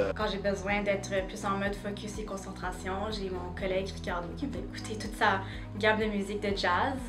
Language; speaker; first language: French; early bilingual, other home language; Vietnamese